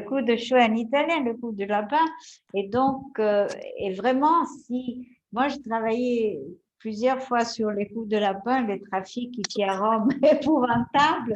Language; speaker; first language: French; non-native, fluent; Italian